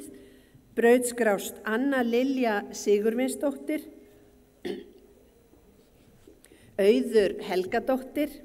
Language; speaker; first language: Icelandic; native; Icelandic